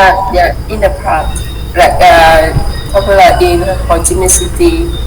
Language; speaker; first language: English; non-native, learner; Vietnamese